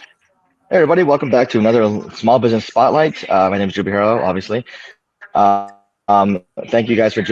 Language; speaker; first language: English; native; English